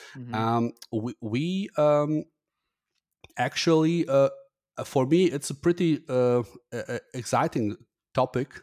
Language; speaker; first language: English; non-native, fluent; German